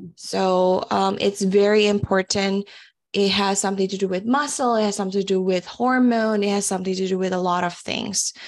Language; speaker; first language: English; early bilingual, other home language; Indonesian